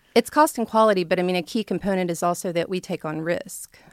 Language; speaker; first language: English; native; English